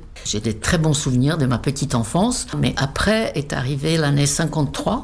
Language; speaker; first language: French; non-native, fluent; Czech